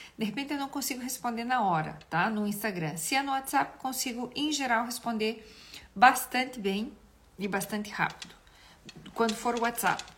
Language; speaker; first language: Portuguese; native; Portuguese